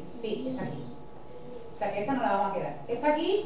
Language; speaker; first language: Spanish; native; Spanish